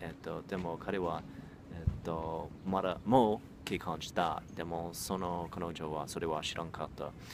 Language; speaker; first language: Japanese; non-native, learner; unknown